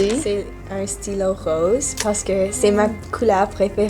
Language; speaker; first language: French; non-native, local second language; English